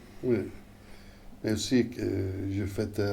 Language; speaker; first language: French; non-native, fluent; Italian